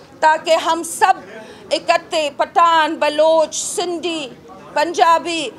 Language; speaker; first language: Urdu; non-native, fluent; Arabic